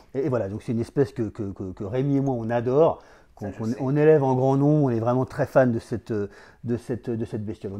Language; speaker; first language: French; native; French